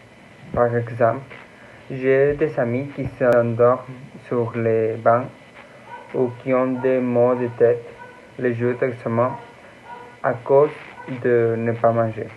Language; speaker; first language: French; non-native, learner; Spanish